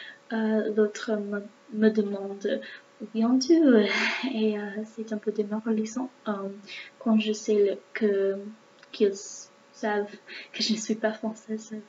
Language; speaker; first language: French; non-native, learner; English